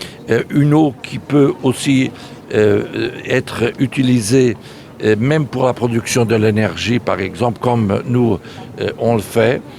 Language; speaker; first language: French; non-native, fluent; Portuguese